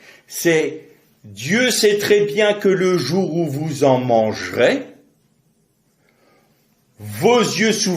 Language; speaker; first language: French; native; French